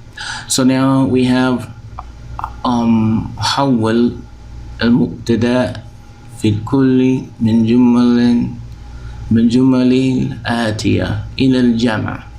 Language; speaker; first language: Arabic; non-native, fluent; English